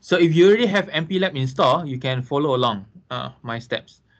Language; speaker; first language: English; non-native, local second language; Malay